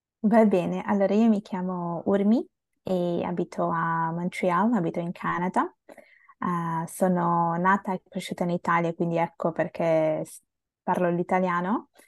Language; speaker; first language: Italian; early bilingual, other home language; Bangla